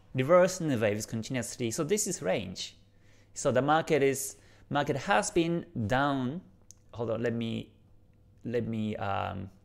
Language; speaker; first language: English; non-native, fluent; Japanese